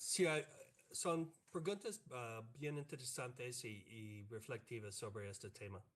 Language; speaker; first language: Spanish; non-native, fluent; English